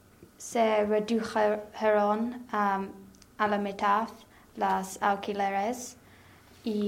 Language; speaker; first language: Spanish; non-native, learner; English